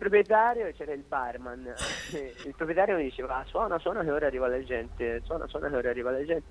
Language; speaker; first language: Italian; native; Italian